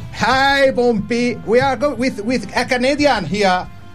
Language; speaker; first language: English; non-native, learner; Spanish